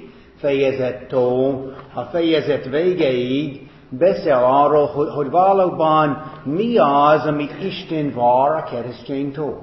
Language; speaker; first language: Hungarian; non-native, fluent; English